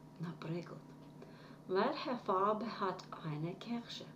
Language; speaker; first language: German; non-native, fluent; Ukrainian